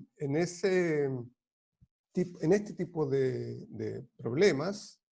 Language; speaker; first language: Spanish; native; Spanish